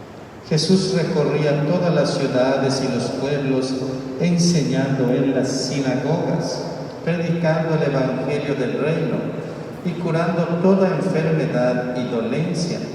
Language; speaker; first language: Spanish; native; Spanish